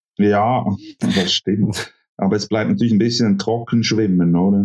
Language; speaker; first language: German; native; German